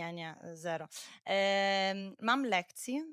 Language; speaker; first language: Polish; non-native, learner; Italian